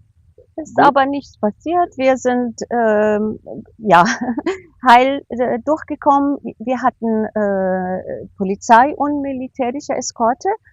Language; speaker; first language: German; non-native, fluent; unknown